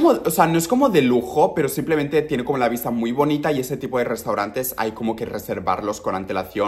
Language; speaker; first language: Spanish; native; Spanish